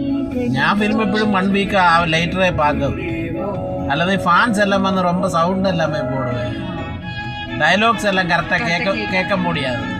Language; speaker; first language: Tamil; non-native, local second language; Malayalam